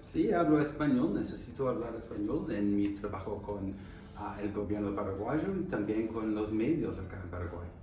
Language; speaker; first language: Spanish; non-native, fluent; English